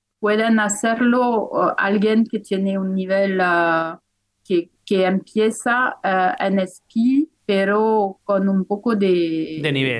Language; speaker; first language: Spanish; non-native, fluent; French